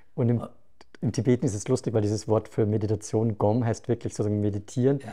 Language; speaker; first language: German; native; German